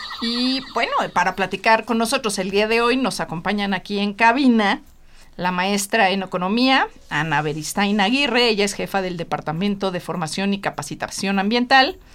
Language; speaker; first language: Spanish; native; Spanish